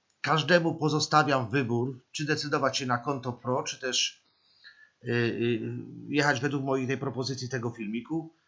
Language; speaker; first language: Polish; native; Polish